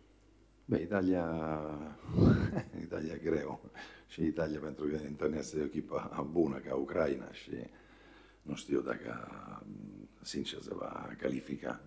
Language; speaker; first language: Romanian; non-native, fluent; Italian